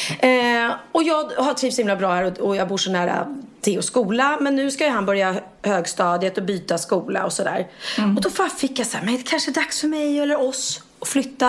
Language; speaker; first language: Swedish; native; Swedish